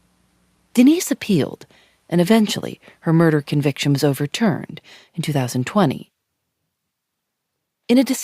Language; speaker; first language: English; native; English